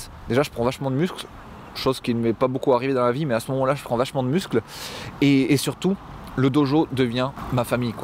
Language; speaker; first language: French; native; French